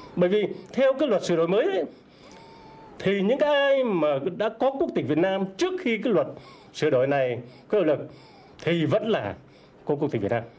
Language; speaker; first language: Vietnamese; native; Vietnamese